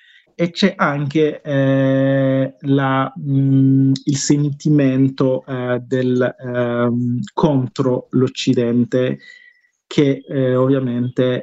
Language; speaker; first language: Italian; non-native, fluent; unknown